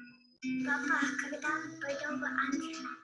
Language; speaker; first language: Russian; non-native, learner; Uzbek